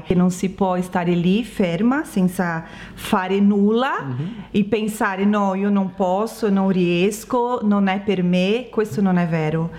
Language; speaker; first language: Italian; non-native, learner; Portuguese